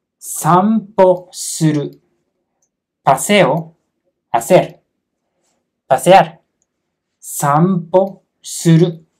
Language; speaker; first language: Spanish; non-native, fluent; Japanese